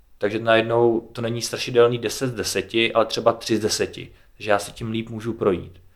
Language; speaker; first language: Czech; native; Czech